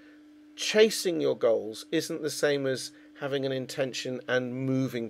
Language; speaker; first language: English; native; English